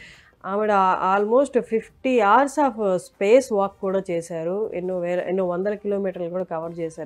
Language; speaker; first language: Telugu; native; Telugu